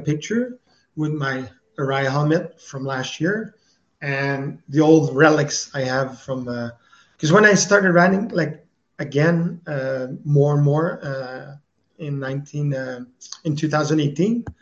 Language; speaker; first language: English; non-native, fluent; French